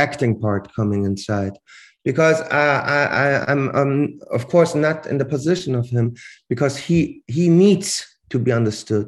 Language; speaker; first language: English; non-native, fluent; Swiss German